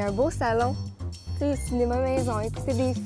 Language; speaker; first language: French; native; French